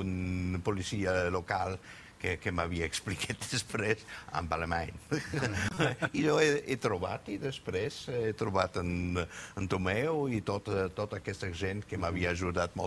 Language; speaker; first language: Catalan; non-native, fluent; German